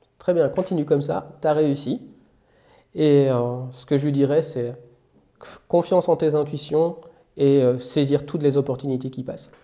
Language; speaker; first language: French; native; French